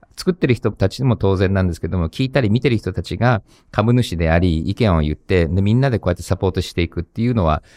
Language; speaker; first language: Japanese; early bilingual, heritage; Japanese